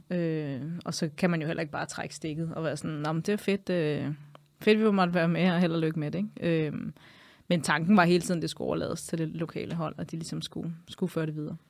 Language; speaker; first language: Danish; native; Danish